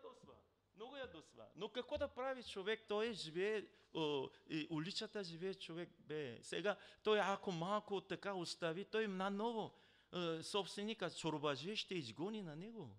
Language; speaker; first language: Bulgarian; non-native, learner; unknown